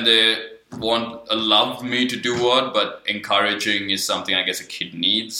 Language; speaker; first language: English; non-native, local second language; Sinhala